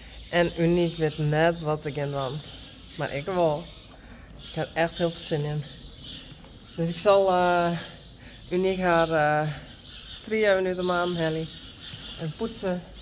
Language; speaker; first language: Dutch; native; Dutch